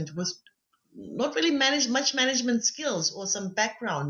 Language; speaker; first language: English; non-native, local second language; Tswana